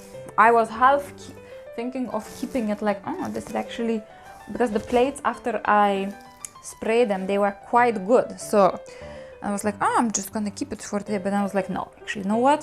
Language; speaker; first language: English; non-native, fluent; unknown